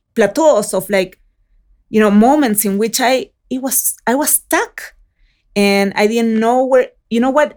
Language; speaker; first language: English; early bilingual, other home language; Spanish